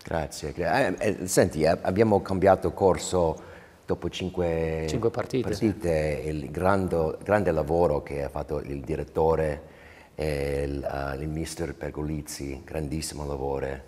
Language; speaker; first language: Italian; early bilingual, heritage; English